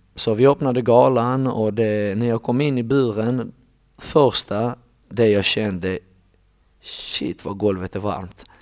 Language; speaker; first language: Swedish; non-native, fluent; Russian